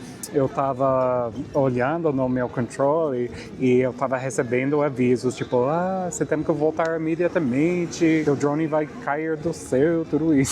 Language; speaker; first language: Portuguese; non-native, fluent; English